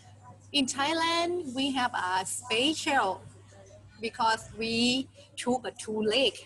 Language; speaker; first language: English; non-native, learner; Thai